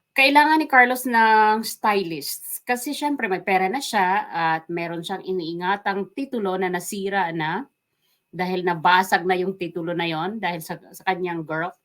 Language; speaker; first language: Filipino; non-native, local second language; Waray